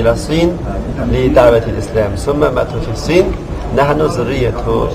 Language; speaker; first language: Arabic; non-native, learner; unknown